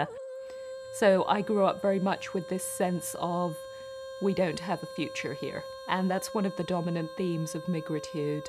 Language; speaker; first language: English; non-native, local second language; Gujarati